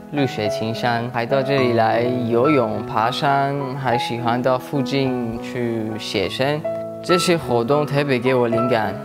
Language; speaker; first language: Chinese; non-native, fluent; Persian